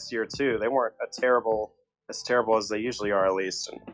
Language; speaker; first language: English; native; English